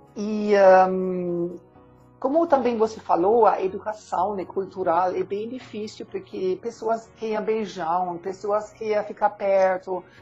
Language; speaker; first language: Portuguese; non-native, learner; German